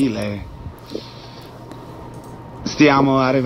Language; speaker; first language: Italian; non-native, learner; English